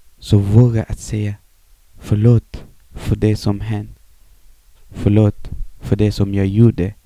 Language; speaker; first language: Swedish; non-native, fluent; Persian